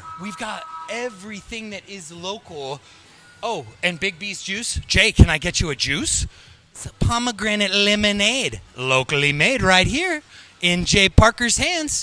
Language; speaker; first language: English; native; English